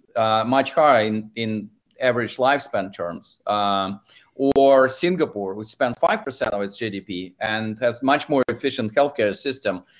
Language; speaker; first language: English; non-native, fluent; Russian